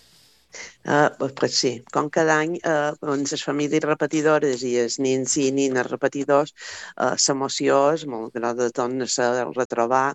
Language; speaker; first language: Catalan; native; Catalan